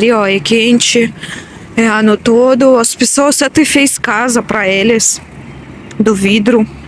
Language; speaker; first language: Portuguese; non-native, learner; Russian